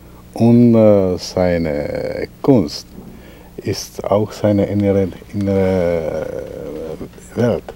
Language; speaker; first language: German; non-native, fluent; Czech